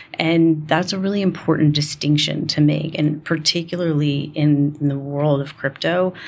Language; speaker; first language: English; native; English